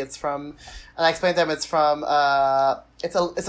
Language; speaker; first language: English; non-native, local second language; Filipino